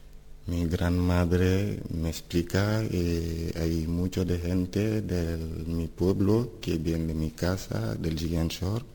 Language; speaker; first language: Spanish; non-native, learner; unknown